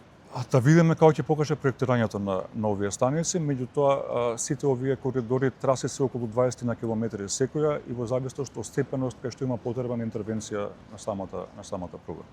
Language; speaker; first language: Macedonian; native; Macedonian